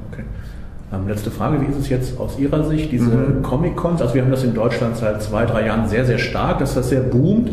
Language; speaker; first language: German; native; German